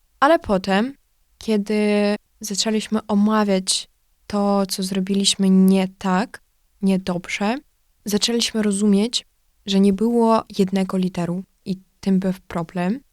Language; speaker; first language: Polish; non-native, learner; Ukrainian